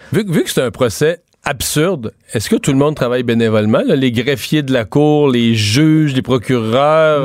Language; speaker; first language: French; native; French